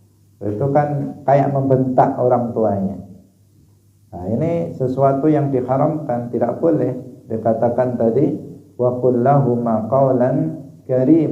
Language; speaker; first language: Indonesian; non-native, local second language; Javanese